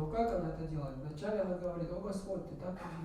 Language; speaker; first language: Russian; native; Russian